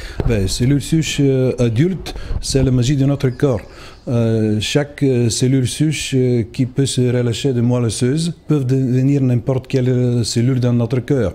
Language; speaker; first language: French; non-native, learner; Bulgarian